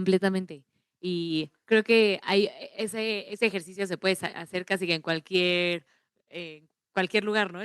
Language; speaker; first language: Spanish; native; Spanish